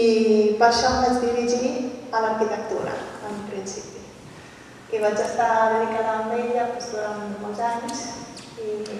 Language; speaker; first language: Catalan; early bilingual, heritage; Catalan